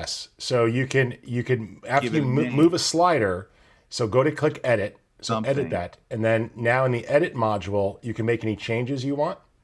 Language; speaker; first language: English; native; English